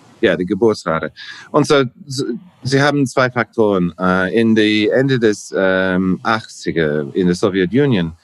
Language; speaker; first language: German; non-native, learner; English